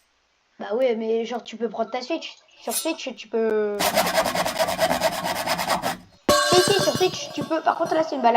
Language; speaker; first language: French; native; French